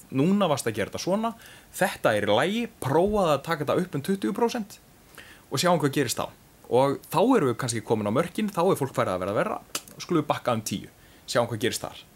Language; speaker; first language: Icelandic; native; Icelandic